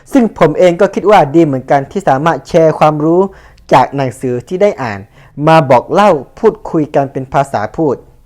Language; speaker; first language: Thai; native; Thai